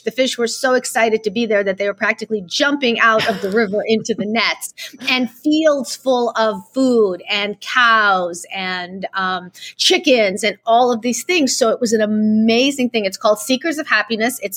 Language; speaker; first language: English; early bilingual, other home language; Russian